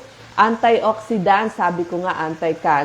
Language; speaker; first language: Filipino; native; Filipino